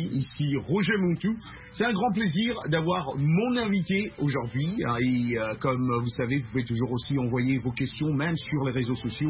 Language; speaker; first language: French; non-native, local second language; Lingala